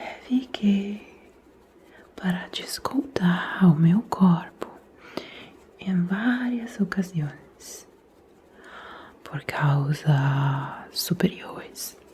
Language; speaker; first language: Portuguese; non-native, fluent; Italian